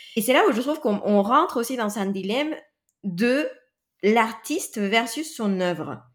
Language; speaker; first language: French; non-native, fluent; Spanish